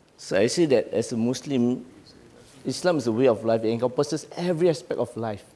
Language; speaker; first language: English; non-native, local second language; Malay